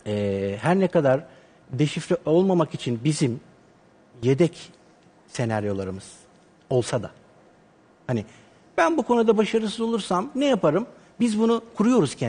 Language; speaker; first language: Turkish; native; Turkish